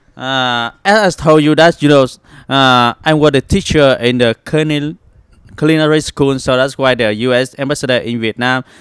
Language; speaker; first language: English; non-native, learner; Vietnamese